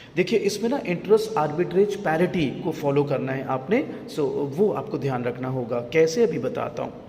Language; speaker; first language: Hindi; native; Hindi